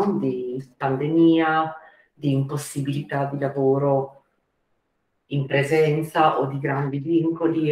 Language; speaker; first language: Italian; native; Italian